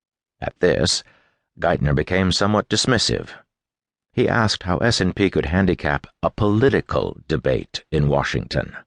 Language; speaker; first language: English; native; English